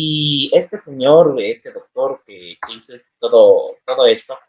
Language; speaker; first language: Spanish; native; Spanish